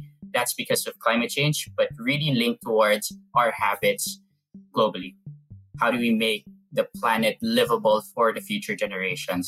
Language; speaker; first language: English; non-native, local second language; Filipino